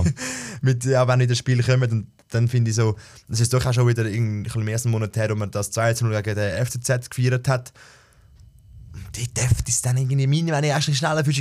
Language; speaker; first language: German; native; German